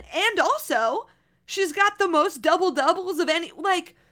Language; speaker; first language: English; native; English